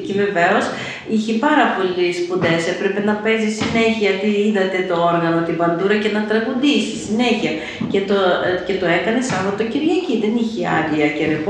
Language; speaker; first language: Greek; non-native, fluent; Ukrainian